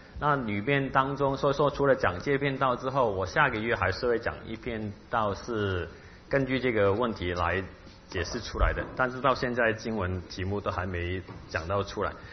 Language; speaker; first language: Chinese; non-native, local second language; Cantonese